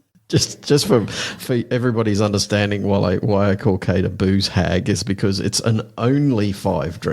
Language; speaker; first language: English; native; English